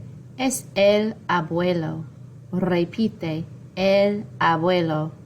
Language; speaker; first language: Spanish; non-native, fluent; English